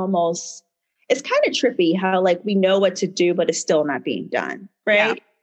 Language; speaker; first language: English; native; English